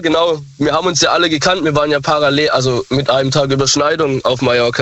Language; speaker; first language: German; native; German